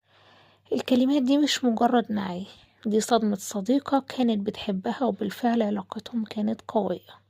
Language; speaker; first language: Arabic; native; Arabic